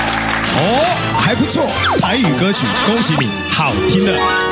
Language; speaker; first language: Chinese; native; Chinese